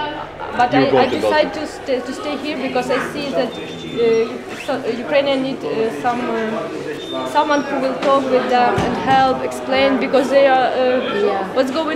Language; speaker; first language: English; non-native, learner; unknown